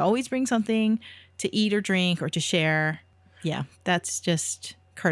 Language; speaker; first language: English; native; English